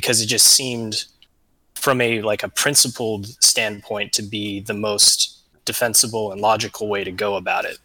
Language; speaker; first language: English; native; English